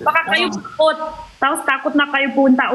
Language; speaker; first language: Filipino; non-native, learner; Korean